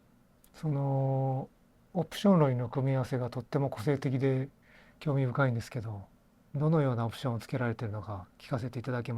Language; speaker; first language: Japanese; native; Japanese